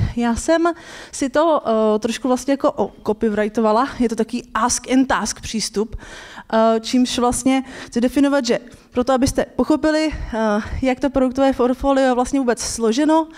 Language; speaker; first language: Czech; native; Czech